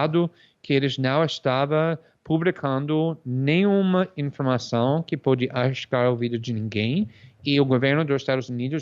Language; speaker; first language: Portuguese; non-native, fluent; English